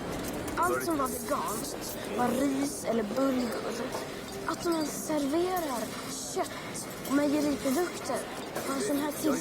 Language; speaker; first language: Swedish; native; Swedish